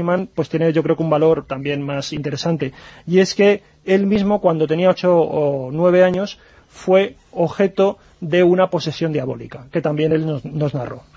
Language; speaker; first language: Spanish; native; Spanish